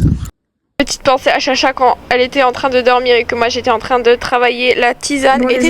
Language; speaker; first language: French; native; French